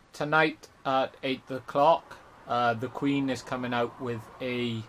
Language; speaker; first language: English; native; English